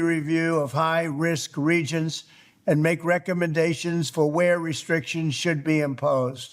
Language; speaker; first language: English; native; English